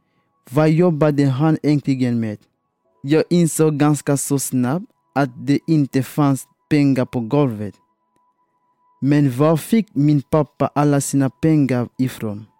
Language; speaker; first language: Swedish; non-native, fluent; French